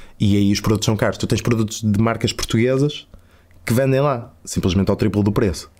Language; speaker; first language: Portuguese; native; Portuguese